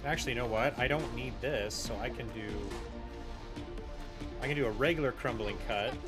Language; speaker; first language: English; native; English